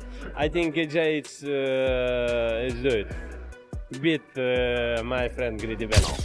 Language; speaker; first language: English; non-native, learner; Ukrainian